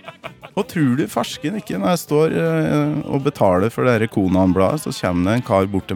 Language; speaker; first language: Norwegian; native; Norwegian